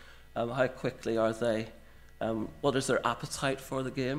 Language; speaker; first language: English; native; English